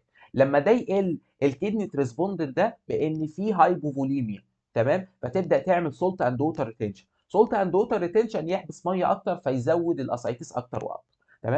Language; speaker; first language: Arabic; native; Arabic